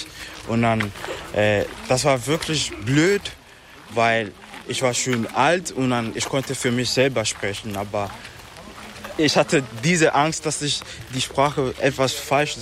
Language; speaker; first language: German; non-native, fluent; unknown